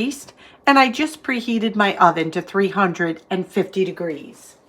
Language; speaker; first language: English; native; English